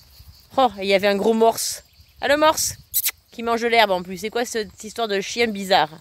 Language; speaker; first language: French; native; French